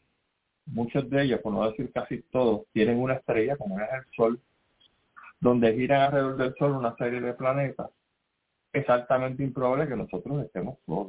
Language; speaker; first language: Spanish; native; Spanish